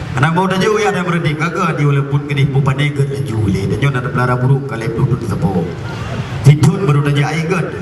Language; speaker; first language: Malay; non-native, local second language; Achinese